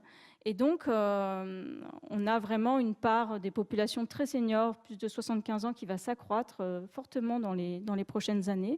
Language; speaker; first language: French; native; French